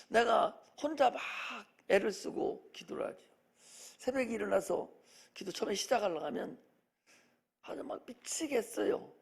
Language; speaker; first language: Korean; native; Korean